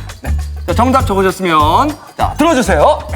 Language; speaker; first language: Korean; native; Korean